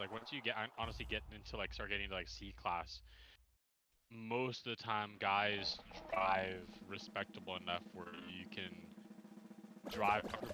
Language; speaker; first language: English; native; English